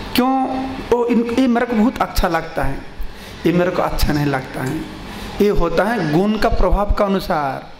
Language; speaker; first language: Hindi; non-native, local second language; Bangla